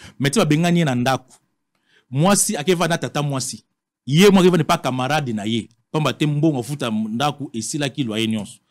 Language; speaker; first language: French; non-native, local second language; Lingala